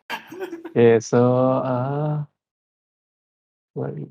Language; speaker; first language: English; non-native, learner; Indonesian